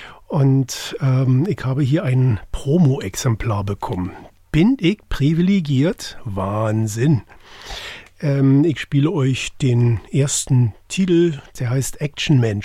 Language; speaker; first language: German; native; German